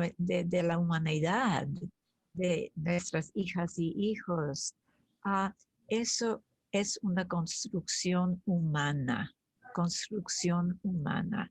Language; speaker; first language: Spanish; early bilingual, other home language; German